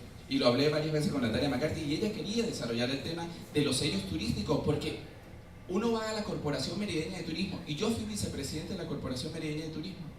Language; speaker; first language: Spanish; native; Spanish